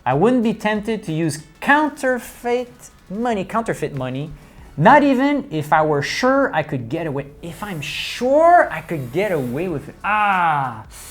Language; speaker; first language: English; native; English